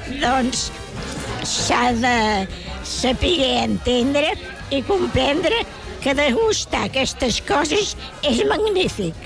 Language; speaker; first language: Catalan; native; Catalan